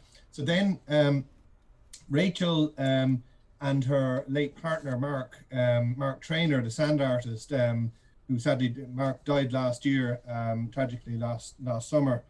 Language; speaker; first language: English; native; English